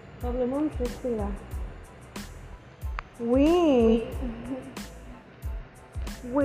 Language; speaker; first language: French; non-native, learner; Spanish